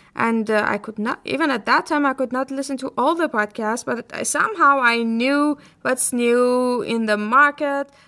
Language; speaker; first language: English; non-native, fluent; Persian